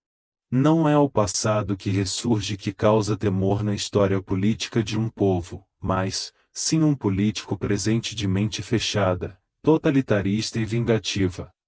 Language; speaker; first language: Portuguese; native; Portuguese